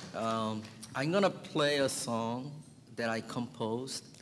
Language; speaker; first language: English; early bilingual, other home language; Korean